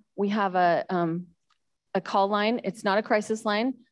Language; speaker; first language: English; native; English